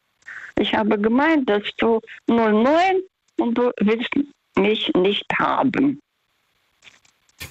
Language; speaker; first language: German; early bilingual, heritage; Russian